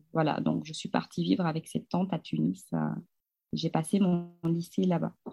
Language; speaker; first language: French; non-native, local second language; Fula